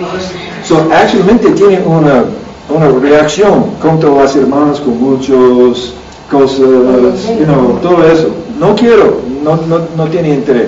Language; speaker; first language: Spanish; non-native, learner; English